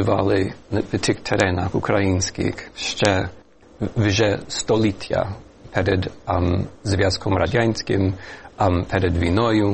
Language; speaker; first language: Ukrainian; non-native, fluent; English